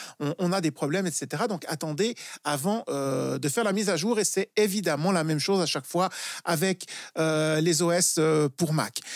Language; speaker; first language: French; native; French